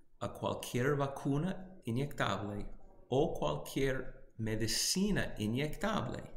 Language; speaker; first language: Spanish; non-native, fluent; English